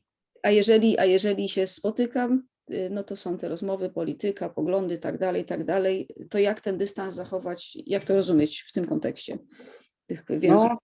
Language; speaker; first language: Polish; native; Polish